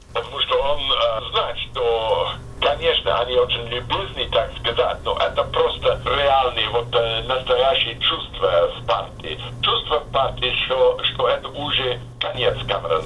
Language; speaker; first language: Russian; non-native, fluent; English